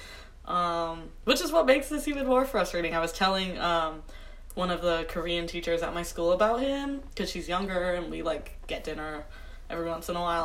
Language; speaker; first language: English; native; English